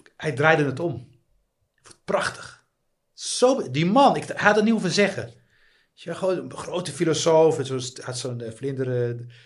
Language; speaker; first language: Dutch; early bilingual, other home language; Riffian